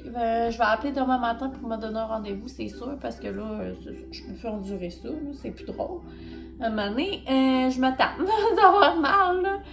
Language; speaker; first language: French; native; French